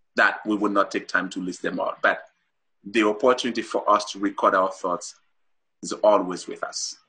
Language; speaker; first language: English; non-native, fluent; Haitian Creole